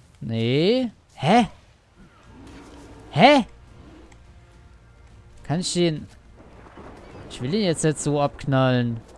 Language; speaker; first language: German; native; German